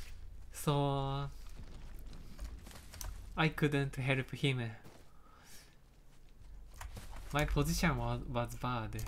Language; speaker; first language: English; non-native, learner; Japanese